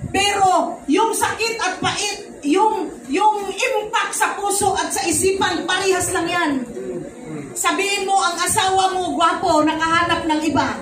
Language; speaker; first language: Filipino; non-native, local second language; Cebuano